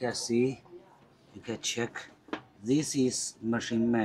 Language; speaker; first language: English; non-native, learner; Chinese